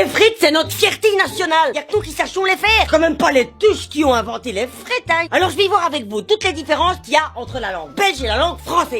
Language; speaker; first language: French; native; French